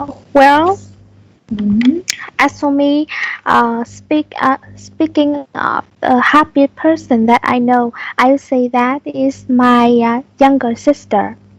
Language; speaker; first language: English; non-native, learner; Vietnamese